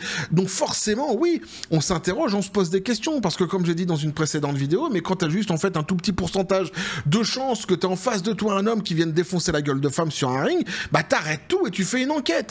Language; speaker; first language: French; native; French